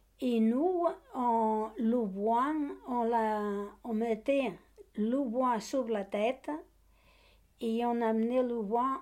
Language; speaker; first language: French; non-native, learner; Portuguese